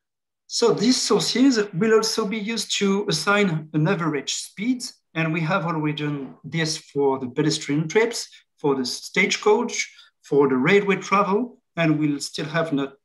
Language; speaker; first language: English; non-native, fluent; French